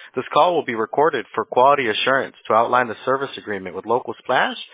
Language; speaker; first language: English; early bilingual, other home language; Spanish